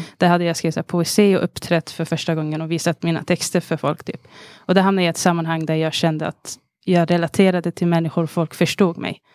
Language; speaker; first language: Swedish; early bilingual, other home language; Arabic